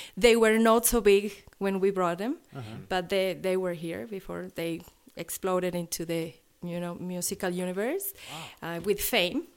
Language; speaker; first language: English; non-native, fluent; Spanish